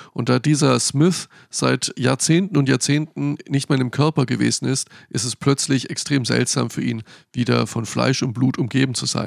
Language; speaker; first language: German; native; German